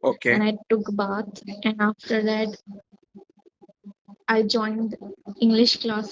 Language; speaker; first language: English; non-native, learner; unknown